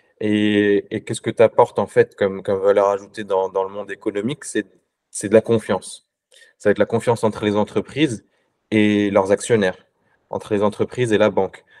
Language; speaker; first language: French; non-native, local second language; Arabic